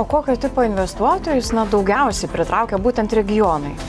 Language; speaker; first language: Lithuanian; native; Lithuanian